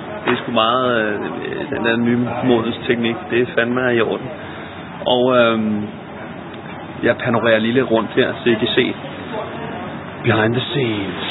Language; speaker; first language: Danish; native; Danish